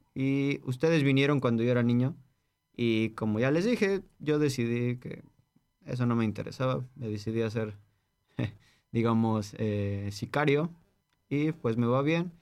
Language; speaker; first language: Spanish; native; Spanish